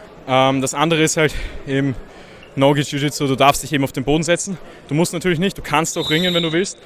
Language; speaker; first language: German; native; German